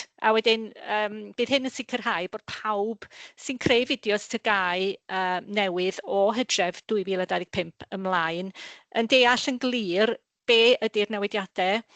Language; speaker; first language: Welsh; native; Welsh